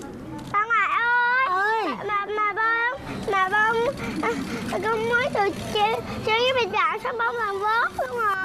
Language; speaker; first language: Vietnamese; native; Vietnamese